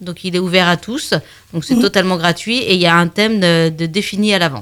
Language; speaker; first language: French; native; French